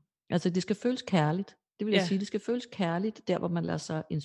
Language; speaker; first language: Danish; native; Danish